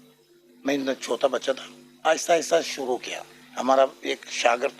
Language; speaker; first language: Hindi; non-native, learner; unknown